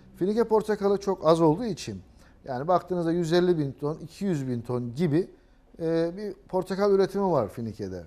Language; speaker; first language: Turkish; native; Turkish